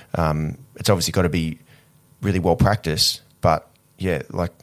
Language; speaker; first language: English; native; English